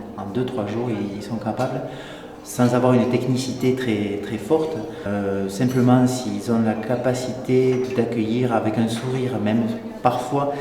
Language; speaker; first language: French; native; French